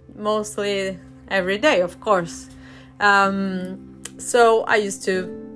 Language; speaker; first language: English; non-native, fluent; Portuguese